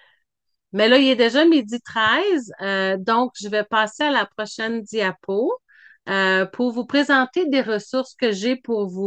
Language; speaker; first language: French; native; French